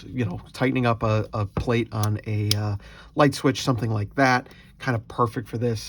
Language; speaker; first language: English; native; English